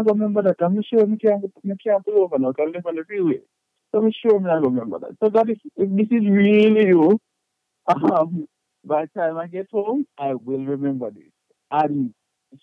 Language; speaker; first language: English; non-native, local second language; Jamaican Creole English